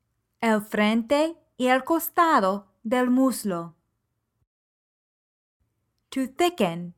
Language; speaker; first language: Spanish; non-native, fluent; English